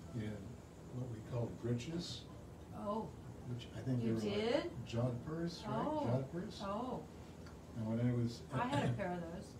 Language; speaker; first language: English; native; English